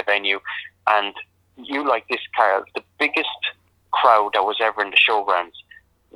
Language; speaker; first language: English; native; English